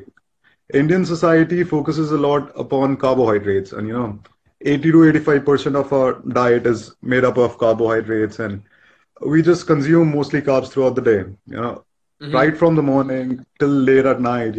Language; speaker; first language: English; non-native, local second language; Hindi